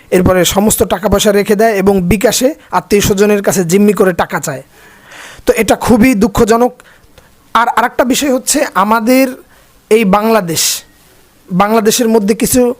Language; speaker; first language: Bangla; native; Bangla